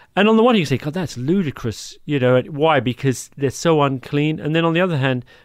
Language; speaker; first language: English; native; English